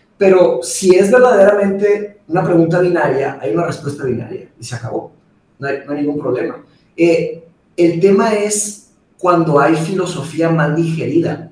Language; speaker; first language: Spanish; early bilingual, other home language; Portuguese